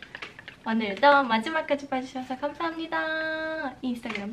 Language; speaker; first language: Korean; non-native, fluent; Japanese